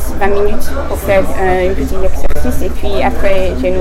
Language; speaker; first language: French; non-native, learner; English